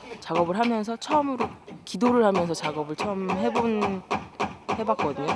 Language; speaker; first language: Korean; native; Korean